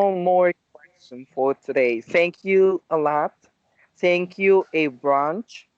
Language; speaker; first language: English; non-native, learner; Spanish